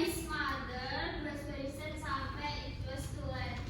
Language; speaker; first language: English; non-native, learner; Indonesian